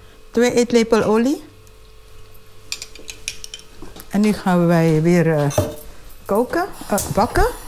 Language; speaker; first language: Dutch; non-native, fluent; Indonesian